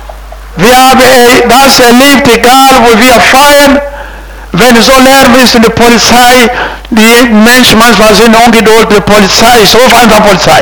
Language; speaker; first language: German; non-native, fluent; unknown